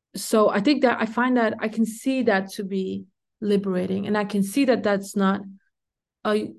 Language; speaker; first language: English; early bilingual, heritage; Danish